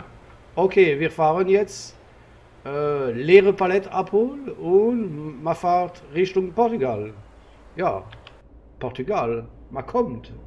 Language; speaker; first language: German; non-native, learner; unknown